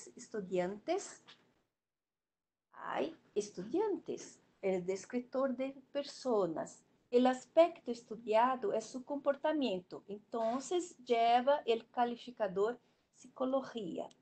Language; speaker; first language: Spanish; non-native, learner; Portuguese